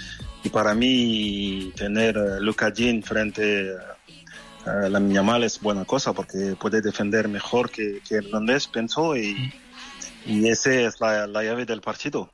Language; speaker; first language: Spanish; non-native, fluent; French